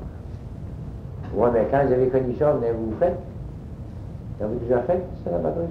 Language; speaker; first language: French; native; French